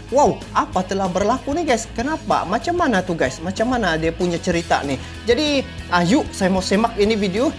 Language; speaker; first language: Malay; native; Malay